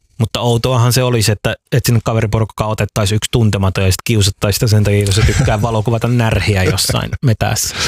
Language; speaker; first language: Finnish; early bilingual, other home language; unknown